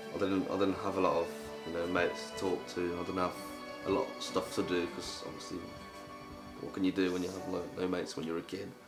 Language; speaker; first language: English; early bilingual, other home language; Polish